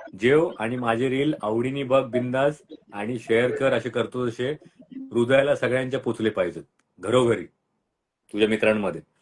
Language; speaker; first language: Marathi; native; Marathi